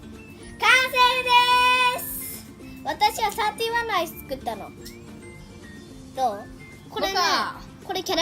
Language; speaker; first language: Japanese; early bilingual, heritage; Japanese